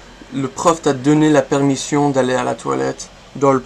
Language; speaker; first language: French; non-native, fluent; English